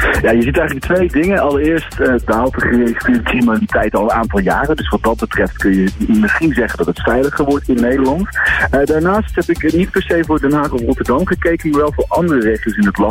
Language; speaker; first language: Dutch; native; Dutch